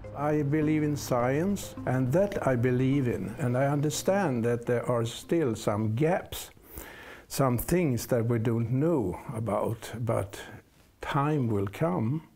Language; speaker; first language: English; native; English